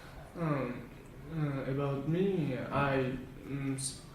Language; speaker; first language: English; non-native, learner; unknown